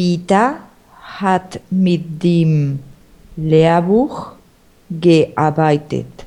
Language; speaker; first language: German; non-native, learner; Spanish